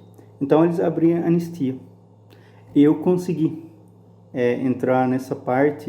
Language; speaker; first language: Portuguese; non-native, fluent; Arabic